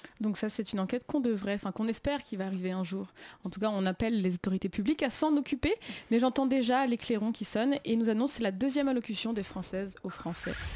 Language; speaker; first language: French; native; French